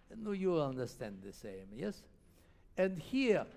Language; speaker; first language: English; non-native, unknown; Russian